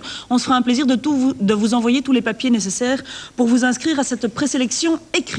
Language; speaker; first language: French; native; French